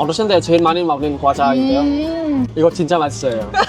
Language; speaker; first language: Korean; non-native, learner; Vietnamese